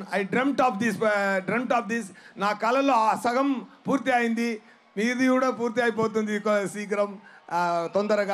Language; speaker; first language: Telugu; non-native, fluent; Tamil